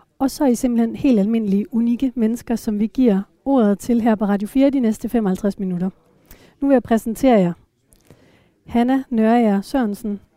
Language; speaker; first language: Danish; native; Danish